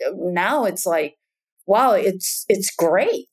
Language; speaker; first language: English; non-native, fluent; Japanese